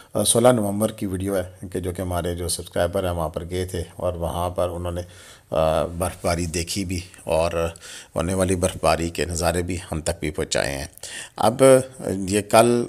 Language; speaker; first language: Urdu; non-native, local second language; Pahari-Potwari